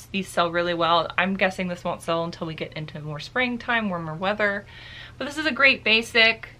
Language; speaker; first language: English; native; English